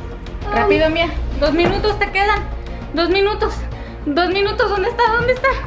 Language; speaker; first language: Spanish; native; Spanish